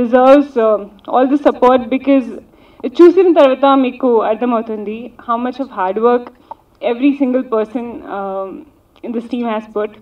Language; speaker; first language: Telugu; non-native, local second language; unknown